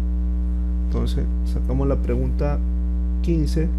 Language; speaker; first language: Spanish; native; Spanish